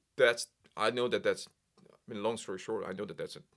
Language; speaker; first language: English; non-native, fluent; Korean